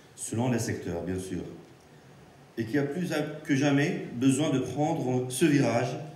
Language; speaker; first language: French; non-native, local second language; Arabic